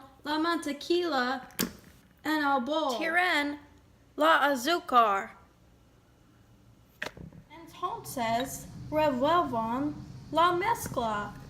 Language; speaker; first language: Spanish; non-native, learner; English